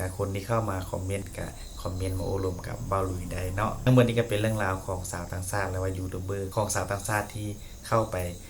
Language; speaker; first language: Thai; native; Thai